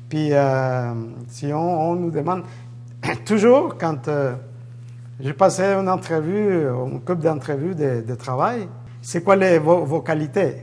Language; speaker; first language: French; native; French